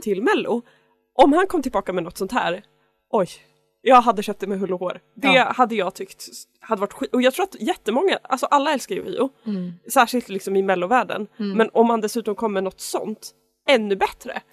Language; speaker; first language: Swedish; native; Swedish